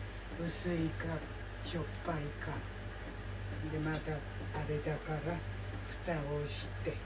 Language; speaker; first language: Japanese; native; Japanese